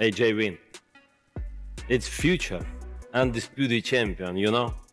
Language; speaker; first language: English; non-native, learner; Ukrainian